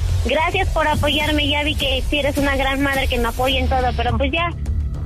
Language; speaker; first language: Spanish; native; Spanish